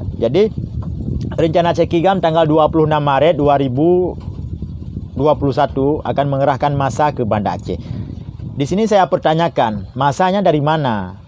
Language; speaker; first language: Indonesian; non-native, local second language; Achinese